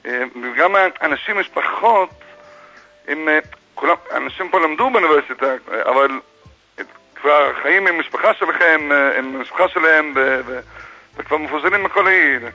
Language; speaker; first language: Hebrew; non-native, fluent; English